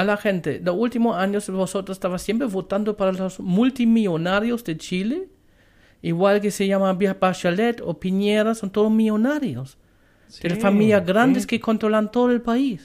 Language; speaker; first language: Spanish; non-native, fluent; German